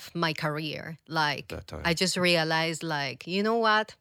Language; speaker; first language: English; non-native, fluent; Spanish